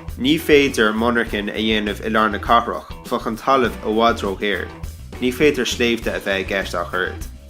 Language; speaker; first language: Irish; non-native, local second language; English